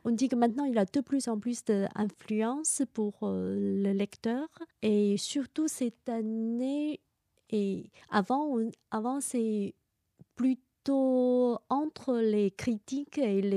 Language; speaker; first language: French; non-native, fluent; Chinese